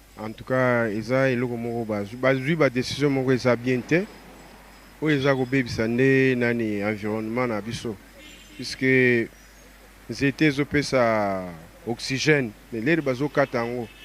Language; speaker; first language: Lingala; native; Lingala